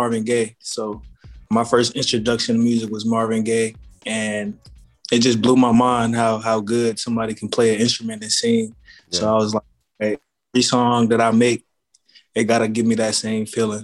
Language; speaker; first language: English; native; English